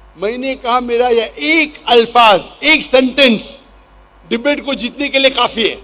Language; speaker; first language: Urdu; non-native, local second language; Konkani